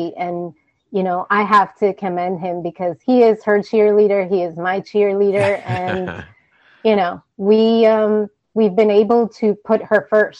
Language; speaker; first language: English; native; English